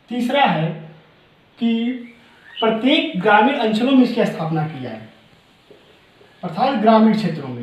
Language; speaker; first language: Hindi; native; Hindi